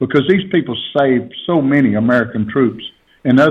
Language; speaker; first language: English; native; English